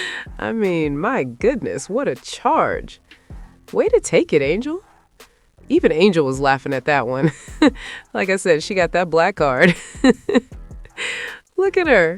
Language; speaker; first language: English; native; English